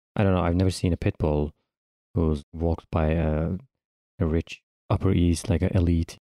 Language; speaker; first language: English; non-native, fluent; Turkish